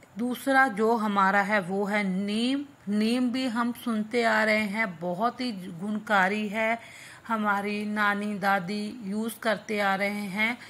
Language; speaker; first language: Hindi; non-native, local second language; Punjabi